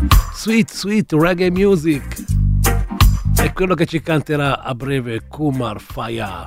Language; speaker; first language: Italian; native; Italian